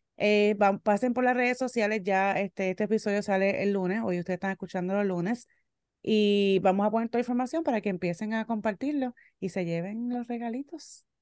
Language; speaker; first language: Spanish; native; Spanish